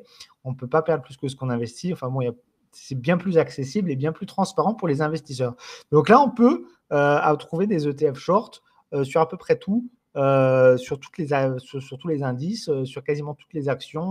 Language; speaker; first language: French; native; French